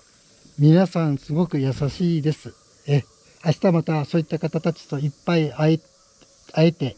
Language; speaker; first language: Japanese; native; Japanese